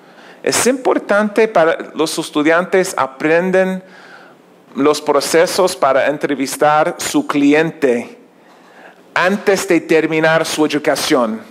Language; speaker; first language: Spanish; non-native, learner; English